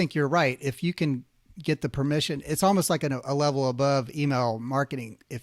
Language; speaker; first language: English; native; English